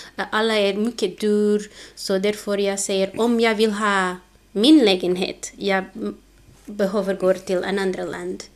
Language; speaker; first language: Swedish; non-native, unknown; Portuguese